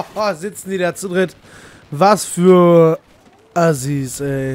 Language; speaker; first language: German; native; German